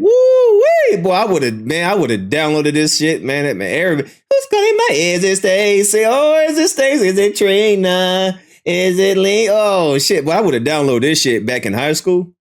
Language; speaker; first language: English; native; English